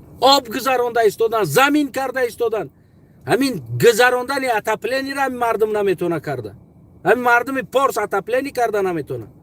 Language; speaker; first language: Tajik; native; Tajik